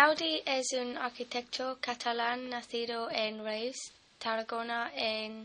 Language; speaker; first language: Spanish; non-native, fluent; English